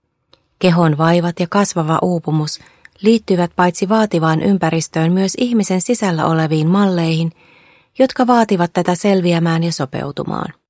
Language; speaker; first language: Finnish; native; Finnish